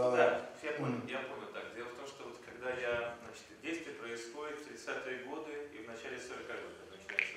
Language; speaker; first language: Russian; native; Russian